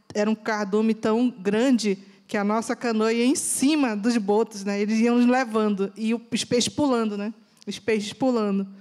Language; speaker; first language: Portuguese; native; Portuguese